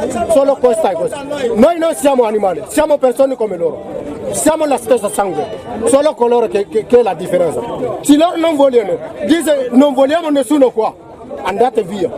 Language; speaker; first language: Italian; non-native, learner; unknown